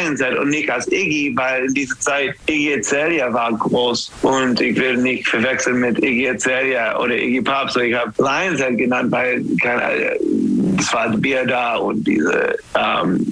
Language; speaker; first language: German; non-native, learner; English